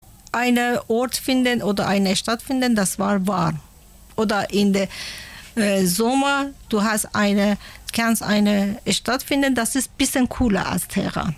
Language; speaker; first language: German; non-native, learner; Persian